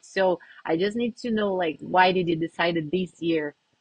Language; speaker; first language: English; non-native, fluent; Portuguese